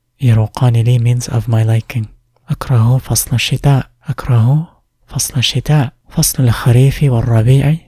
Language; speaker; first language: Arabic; non-native, fluent; English